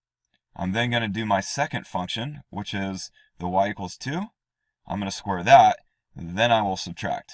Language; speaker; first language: English; native; English